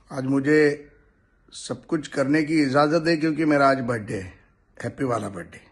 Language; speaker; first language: Hindi; non-native, local second language; Marathi